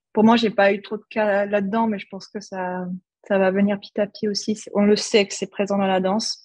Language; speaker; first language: French; non-native, fluent; German